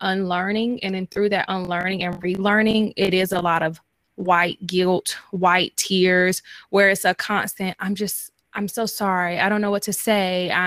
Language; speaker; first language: English; native; English